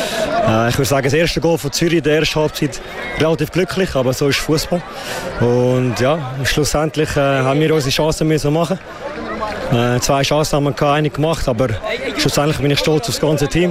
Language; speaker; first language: German; native; German